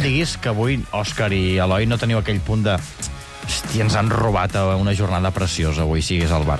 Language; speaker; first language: Catalan; native; Catalan